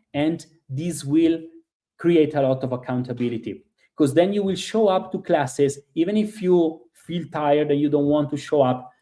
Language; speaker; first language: English; non-native, fluent; Italian